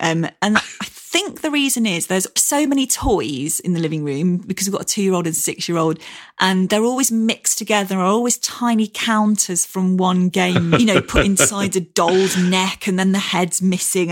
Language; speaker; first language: English; native; English